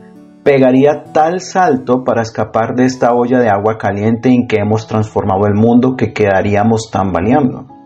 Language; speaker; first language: Spanish; native; Spanish